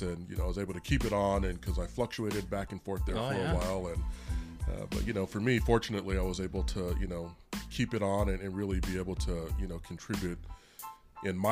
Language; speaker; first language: English; native; English